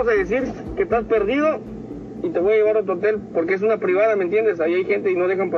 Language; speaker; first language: Spanish; native; Spanish